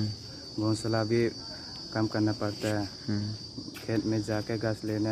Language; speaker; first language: Hindi; non-native, local second language; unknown